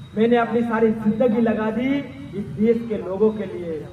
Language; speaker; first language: Hindi; non-native, local second language; Marathi